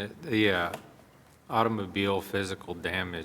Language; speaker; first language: English; native; English